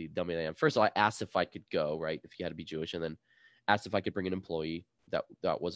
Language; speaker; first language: English; early bilingual, other home language; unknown